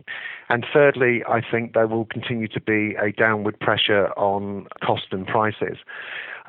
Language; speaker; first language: English; native; English